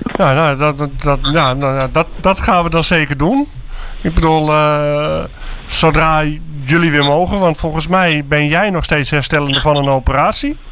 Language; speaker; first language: Dutch; native; Dutch